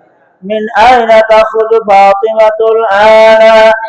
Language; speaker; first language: Arabic; non-native, fluent; Bangla